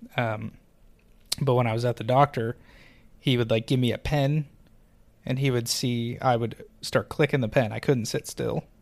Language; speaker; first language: English; native; English